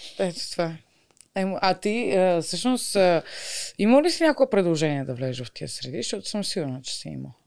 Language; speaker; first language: Bulgarian; native; Bulgarian